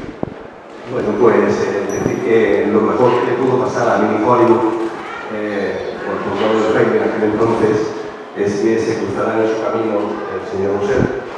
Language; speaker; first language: Spanish; native; Spanish